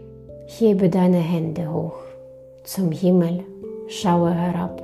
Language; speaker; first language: German; non-native, fluent; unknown